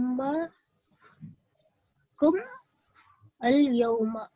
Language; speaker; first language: Arabic; non-native, learner; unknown